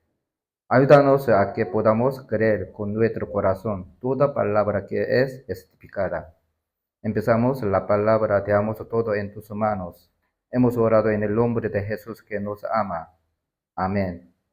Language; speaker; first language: Spanish; non-native, learner; Korean